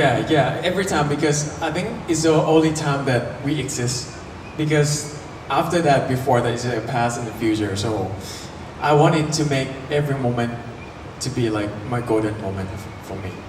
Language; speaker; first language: English; non-native, fluent; Thai